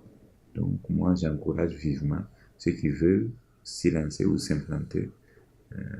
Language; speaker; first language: French; non-native, local second language; Mossi